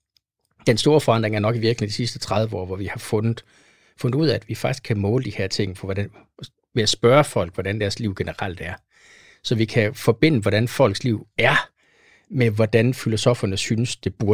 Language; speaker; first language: Danish; native; Danish